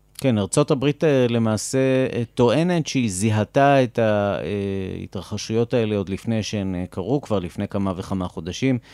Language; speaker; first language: Hebrew; native; Hebrew